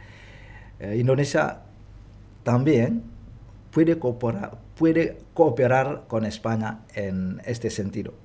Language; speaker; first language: Spanish; non-native, fluent; Indonesian